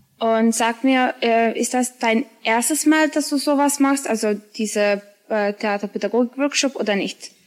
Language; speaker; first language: German; non-native, fluent; Serbian